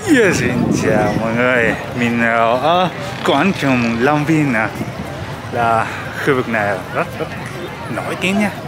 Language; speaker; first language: Vietnamese; non-native, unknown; Japanese